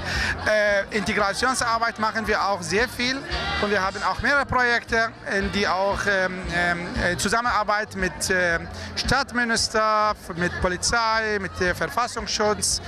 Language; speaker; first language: German; non-native, fluent; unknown